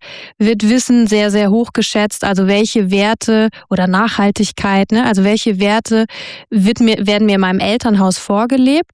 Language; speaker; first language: German; native; German